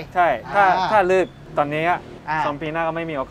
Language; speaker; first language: Thai; non-native, learner; Japanese